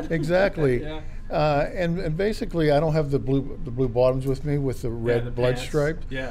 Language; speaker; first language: English; native; English